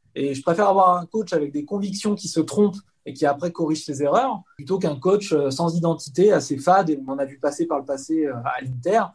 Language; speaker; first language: French; native; French